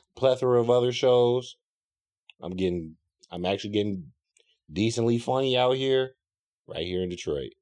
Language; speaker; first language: English; native; English